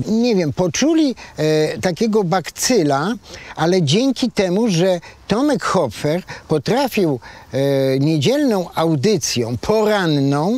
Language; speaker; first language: Polish; native; Polish